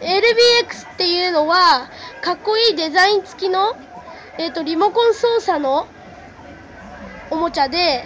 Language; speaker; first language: Japanese; native; Japanese